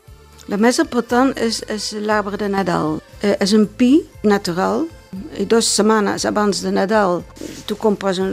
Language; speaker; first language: Catalan; non-native, learner; Dutch